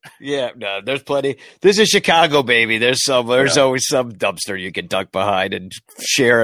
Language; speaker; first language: English; native; English